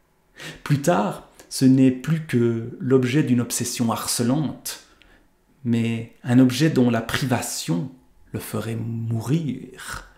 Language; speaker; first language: French; native; French